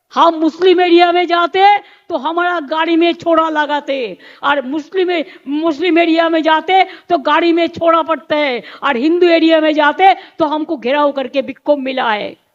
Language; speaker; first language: Hindi; non-native, local second language; Bangla